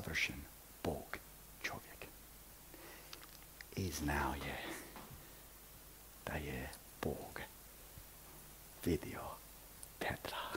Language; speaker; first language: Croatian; early bilingual, heritage; Croatian